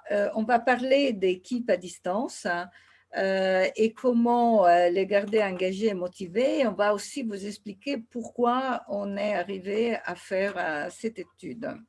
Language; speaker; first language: French; non-native, fluent; Italian